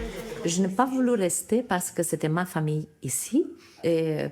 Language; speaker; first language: French; non-native, fluent; Romanian